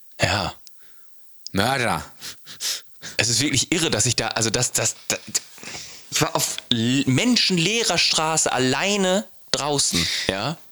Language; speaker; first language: German; native; German